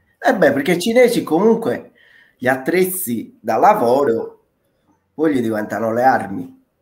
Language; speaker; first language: Italian; native; Italian